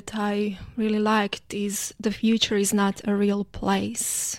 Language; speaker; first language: English; non-native, fluent; Croatian